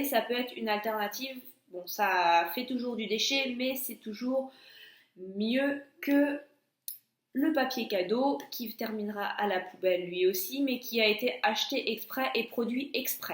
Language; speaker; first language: French; native; French